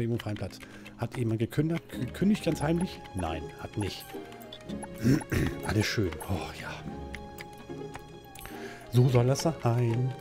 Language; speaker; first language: German; native; German